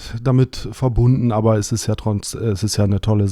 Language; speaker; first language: German; native; German